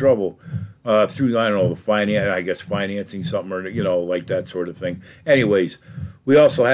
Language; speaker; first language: English; native; English